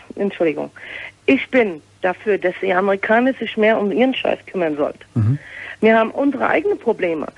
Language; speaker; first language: German; early bilingual, heritage; English